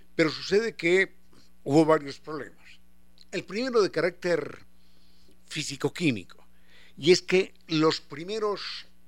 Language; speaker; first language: Spanish; native; Spanish